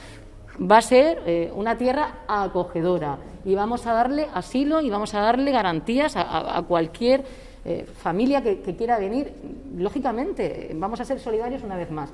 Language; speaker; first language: Spanish; native; Spanish